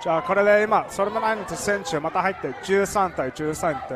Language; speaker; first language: Japanese; non-native, learner; English